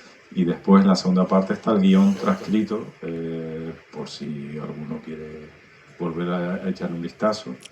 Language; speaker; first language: Spanish; native; Spanish